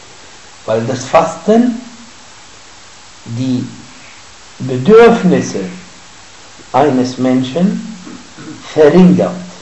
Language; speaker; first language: German; non-native, fluent; Arabic